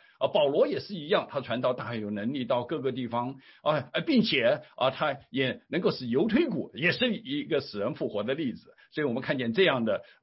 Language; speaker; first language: Chinese; native; Chinese